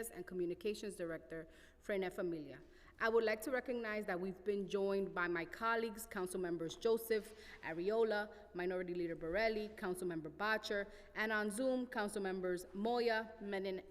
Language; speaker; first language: English; non-native, fluent; Spanish